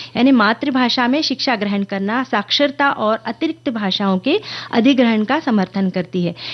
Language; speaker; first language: Hindi; native; Hindi